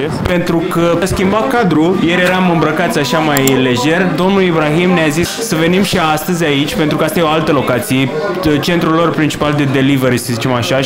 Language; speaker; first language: Romanian; native; Romanian